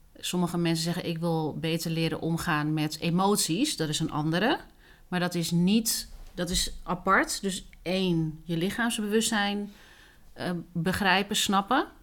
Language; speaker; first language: Dutch; early bilingual, other home language; Spanish